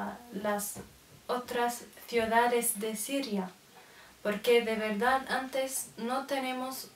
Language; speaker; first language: Spanish; non-native, learner; Arabic